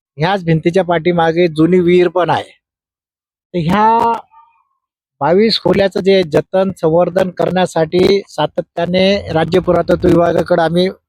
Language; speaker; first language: Marathi; native; Marathi